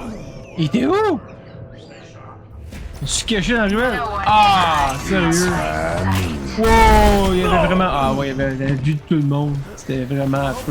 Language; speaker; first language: French; native; French